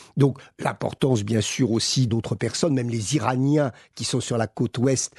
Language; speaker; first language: French; native; French